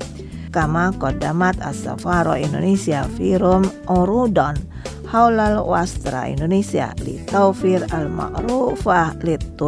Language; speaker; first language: Arabic; non-native, fluent; Indonesian